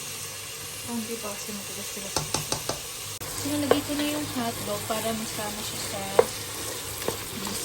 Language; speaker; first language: Filipino; native; Filipino